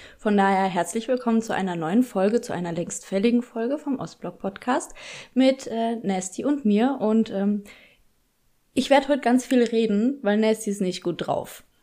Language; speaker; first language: German; early bilingual, other home language; Polish